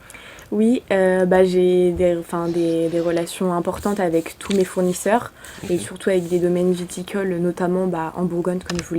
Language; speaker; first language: French; native; French